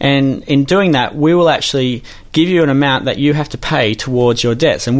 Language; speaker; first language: English; native; English